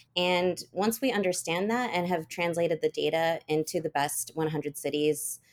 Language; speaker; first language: English; native; English